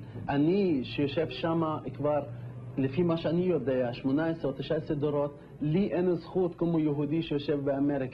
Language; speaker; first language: Hebrew; non-native, local second language; Arabic